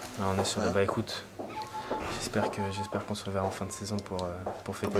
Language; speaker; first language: French; native; French